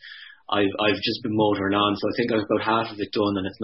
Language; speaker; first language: English; native; English